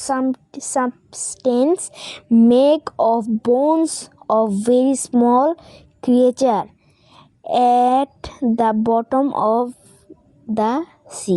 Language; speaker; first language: English; non-native, local second language; Bangla